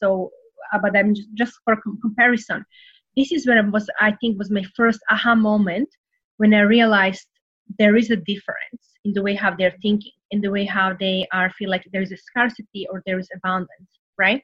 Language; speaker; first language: English; non-native, fluent; Serbian